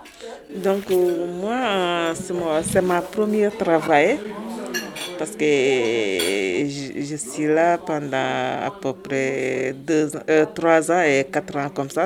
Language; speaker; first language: French; non-native, learner; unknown